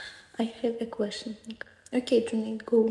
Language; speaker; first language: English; non-native, learner; Ukrainian